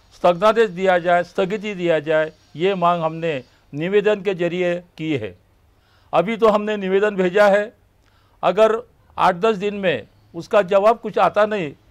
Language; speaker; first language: Hindi; non-native, local second language; Marathi